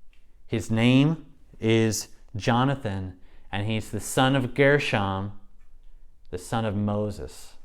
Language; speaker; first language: English; native; English